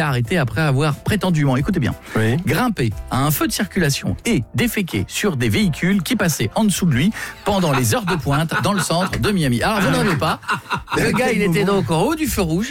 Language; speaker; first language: French; native; French